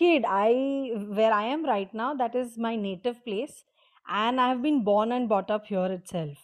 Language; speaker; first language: English; non-native, local second language; Marathi